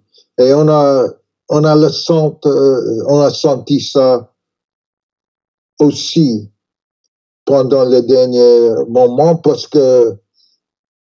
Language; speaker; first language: French; non-native, learner; English